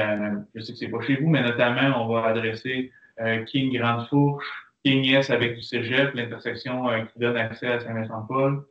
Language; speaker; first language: French; native; French